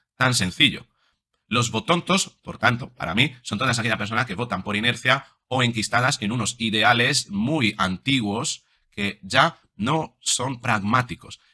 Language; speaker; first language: Spanish; non-native, fluent; Italian